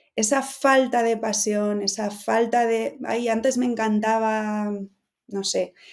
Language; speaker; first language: Spanish; native; Spanish